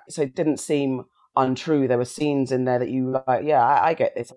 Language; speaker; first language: English; native; English